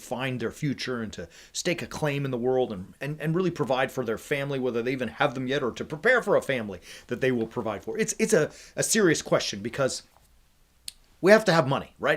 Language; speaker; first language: English; native; English